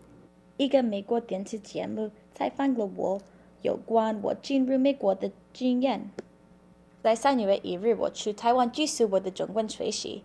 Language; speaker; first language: Chinese; non-native, learner; English